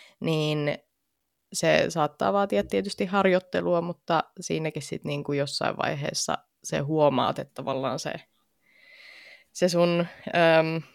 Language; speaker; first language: Finnish; native; Finnish